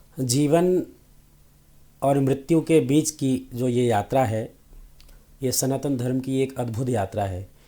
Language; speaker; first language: Hindi; native; Hindi